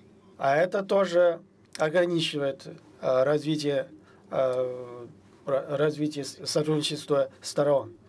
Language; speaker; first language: Russian; non-native, fluent; Chinese